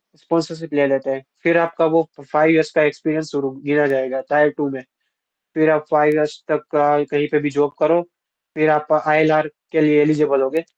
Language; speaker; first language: Hindi; non-native, local second language; Gujarati